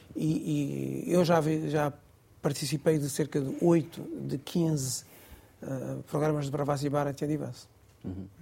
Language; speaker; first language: Portuguese; non-native, local second language; Gujarati